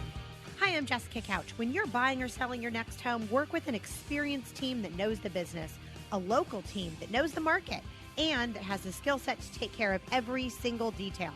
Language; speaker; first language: English; native; English